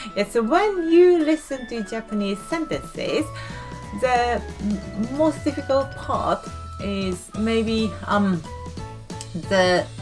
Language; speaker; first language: English; non-native, fluent; Japanese